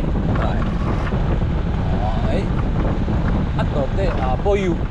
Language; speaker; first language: Japanese; non-native, learner; Chinese